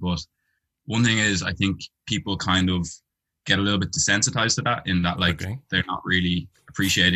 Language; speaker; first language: English; native; English